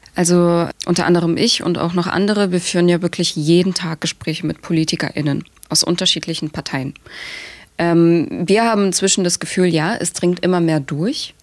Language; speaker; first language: German; native; German